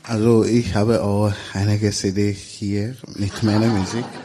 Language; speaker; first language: German; non-native, learner; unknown